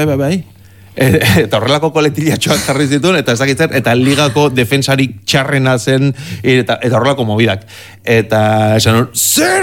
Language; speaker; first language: Basque; native; Basque